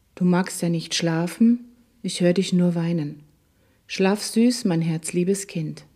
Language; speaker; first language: German; native; German